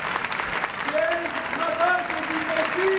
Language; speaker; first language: Spanish; non-native, learner; English